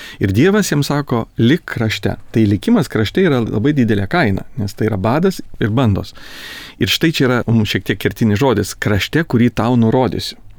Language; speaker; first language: Lithuanian; native; Lithuanian